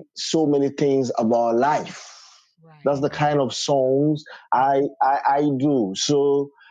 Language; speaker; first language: English; non-native, local second language; Ewe